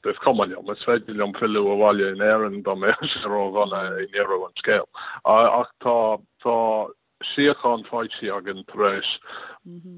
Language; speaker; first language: Irish; non-native, learner; English